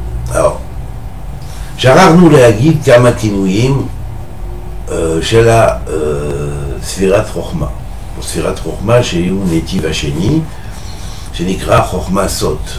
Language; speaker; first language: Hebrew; non-native, fluent; French